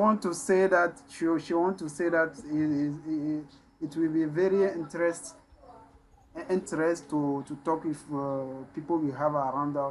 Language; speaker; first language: English; non-native, learner; French